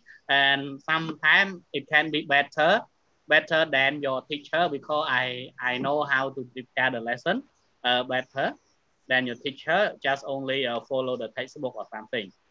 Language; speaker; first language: English; non-native, fluent; Khmer